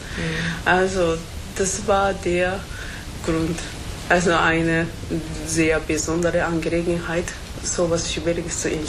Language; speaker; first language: German; non-native, fluent; Japanese